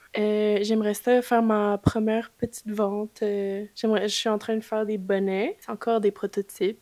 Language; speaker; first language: French; native; French